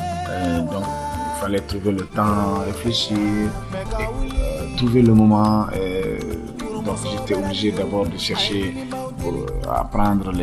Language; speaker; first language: French; non-native, local second language; Bambara